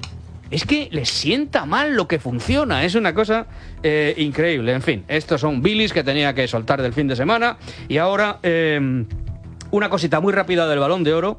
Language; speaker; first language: Spanish; native; Spanish